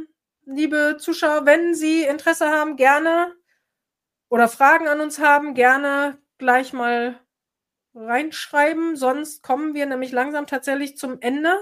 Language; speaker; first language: German; native; German